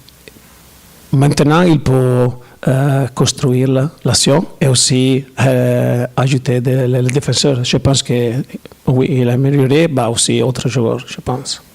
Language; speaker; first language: French; non-native, learner; Italian